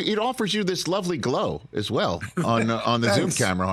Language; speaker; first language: English; native; English